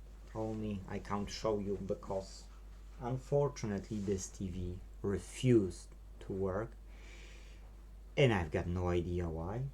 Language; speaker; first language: English; non-native, fluent; Polish